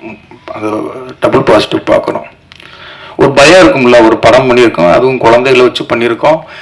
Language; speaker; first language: Tamil; native; Tamil